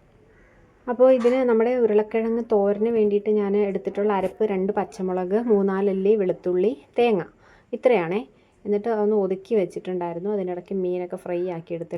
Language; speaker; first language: Malayalam; native; Malayalam